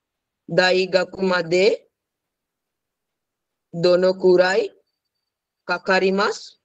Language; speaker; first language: Japanese; non-native, learner; Sinhala